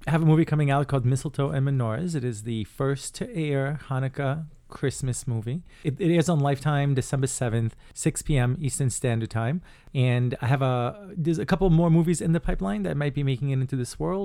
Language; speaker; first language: English; non-native, fluent; Hebrew